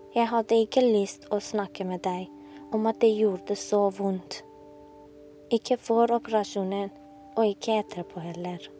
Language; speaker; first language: Norwegian; non-native, learner; Persian